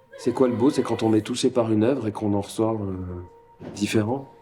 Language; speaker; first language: French; native; French